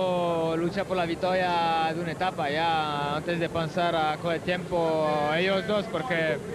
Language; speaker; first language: Spanish; non-native, fluent; French